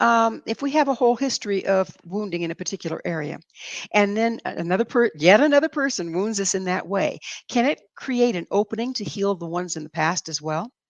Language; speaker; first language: English; native; English